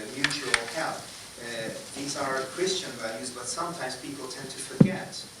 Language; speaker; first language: English; non-native, fluent; Hungarian